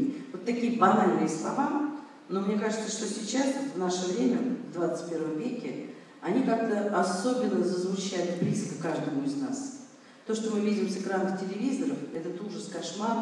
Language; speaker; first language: Russian; native; Russian